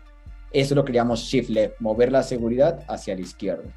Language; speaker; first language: Spanish; native; Spanish